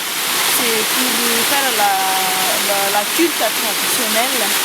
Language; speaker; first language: French; non-native, local second language; Malagasy